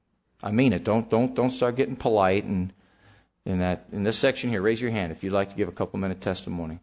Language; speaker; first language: English; native; English